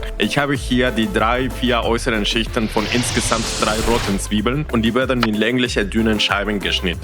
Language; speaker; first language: German; non-native, fluent; Spanish